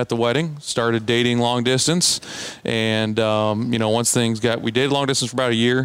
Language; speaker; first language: English; native; English